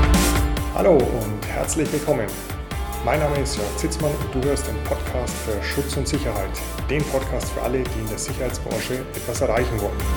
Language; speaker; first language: German; native; German